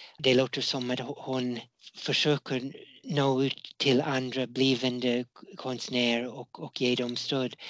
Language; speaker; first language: Swedish; non-native, fluent; English